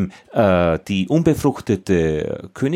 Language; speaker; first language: German; native; German